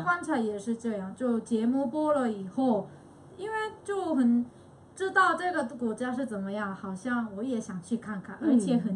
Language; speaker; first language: Chinese; non-native, fluent; Korean